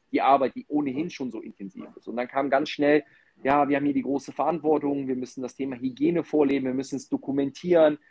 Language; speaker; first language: German; native; German